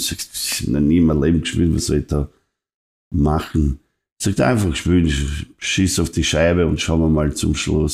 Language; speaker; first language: German; non-native, fluent; Serbian